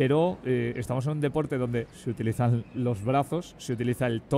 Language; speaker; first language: Spanish; native; Spanish